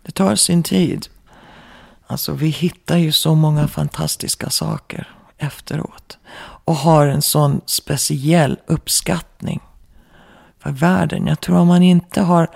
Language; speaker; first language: Swedish; early bilingual, heritage; Swedish